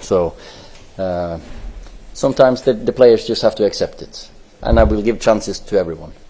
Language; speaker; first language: English; non-native, fluent; Norwegian